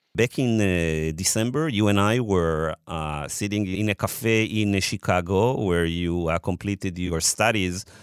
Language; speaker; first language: English; non-native, fluent; Hebrew